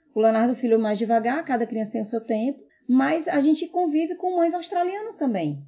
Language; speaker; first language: Portuguese; native; Portuguese